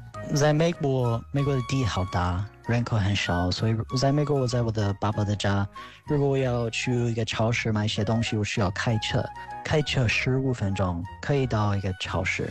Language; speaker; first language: Chinese; non-native, fluent; English